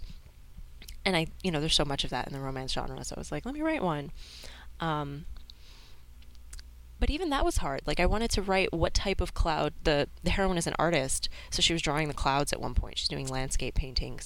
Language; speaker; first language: English; native; English